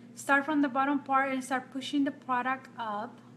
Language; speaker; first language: English; non-native, fluent; Spanish